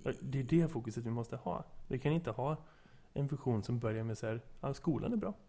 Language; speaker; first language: Swedish; native; Swedish